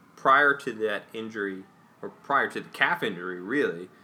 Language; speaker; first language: English; native; English